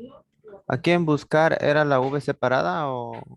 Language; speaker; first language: Spanish; native; Spanish